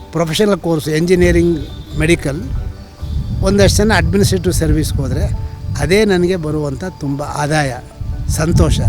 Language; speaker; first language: Kannada; native; Kannada